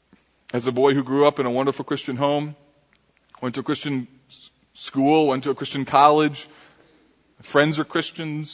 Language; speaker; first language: English; native; English